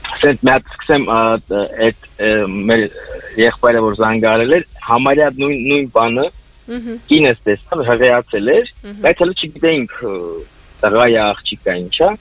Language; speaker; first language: Armenian; native; Armenian